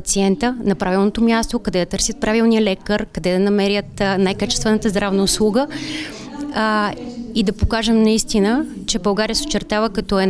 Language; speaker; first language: Bulgarian; native; Bulgarian